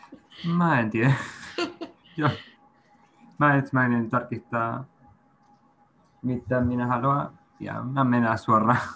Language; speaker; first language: Finnish; non-native, learner; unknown